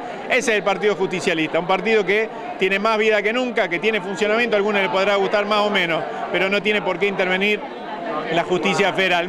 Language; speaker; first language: Spanish; native; Spanish